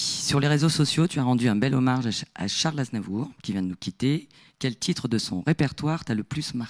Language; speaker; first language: French; native; French